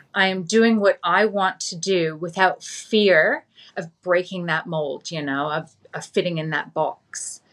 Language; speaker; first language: English; native; English